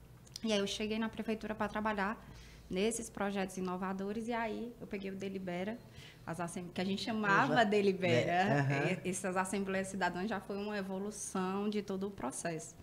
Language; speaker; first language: Portuguese; native; Portuguese